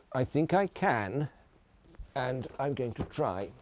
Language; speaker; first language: English; native; English